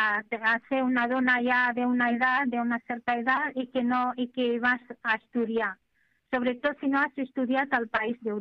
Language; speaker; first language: Catalan; non-native, fluent; Arabic